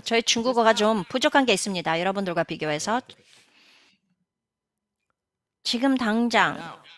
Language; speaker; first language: Korean; native; Korean